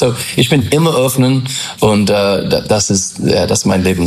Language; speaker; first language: German; non-native, fluent; English